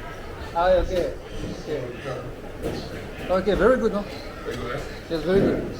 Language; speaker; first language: English; non-native, learner; French